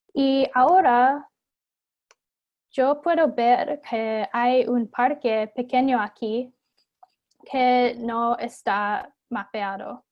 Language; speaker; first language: Spanish; non-native, fluent; English